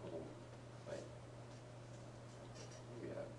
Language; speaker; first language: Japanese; non-native, learner; English